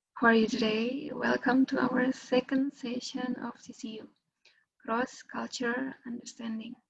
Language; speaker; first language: English; non-native, fluent; Indonesian